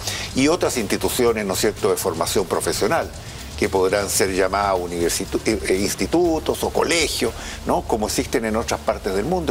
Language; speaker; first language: Spanish; native; Spanish